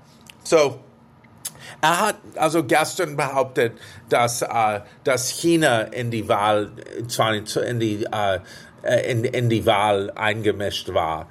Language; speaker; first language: German; non-native, fluent; English